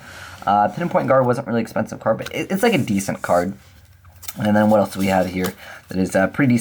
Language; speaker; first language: English; native; English